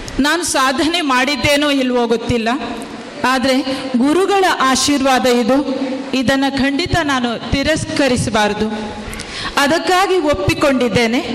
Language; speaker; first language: Kannada; non-native, local second language; Tulu